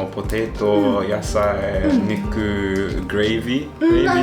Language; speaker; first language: Japanese; non-native, learner; English